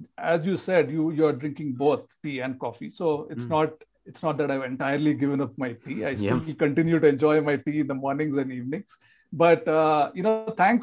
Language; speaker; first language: English; non-native, local second language; Kannada